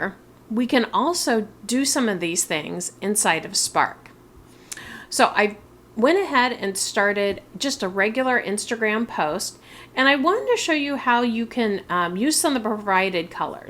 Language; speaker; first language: English; native; English